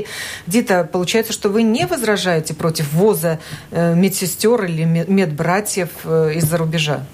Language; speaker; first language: Russian; native; Russian